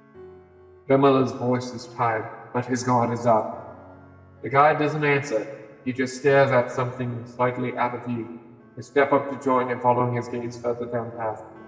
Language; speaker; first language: English; native; English